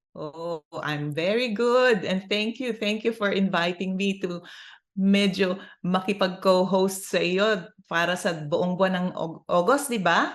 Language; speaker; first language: Filipino; native; Filipino